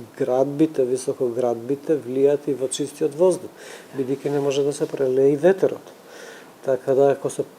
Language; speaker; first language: Macedonian; non-native, local second language; Albanian